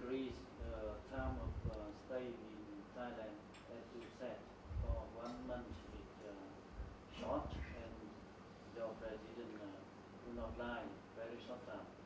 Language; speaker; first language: English; non-native, fluent; Vietnamese